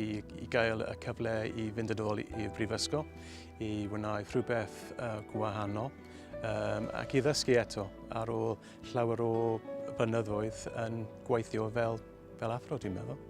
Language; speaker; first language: Welsh; non-native, learner; English